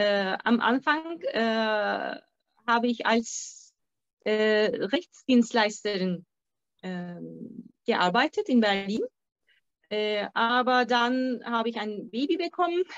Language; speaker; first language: German; non-native, fluent; Turkish